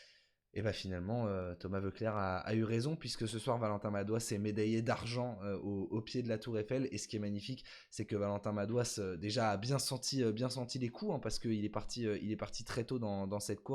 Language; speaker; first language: French; native; French